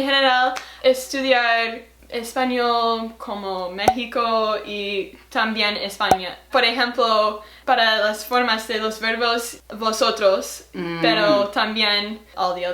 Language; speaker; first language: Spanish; non-native, learner; English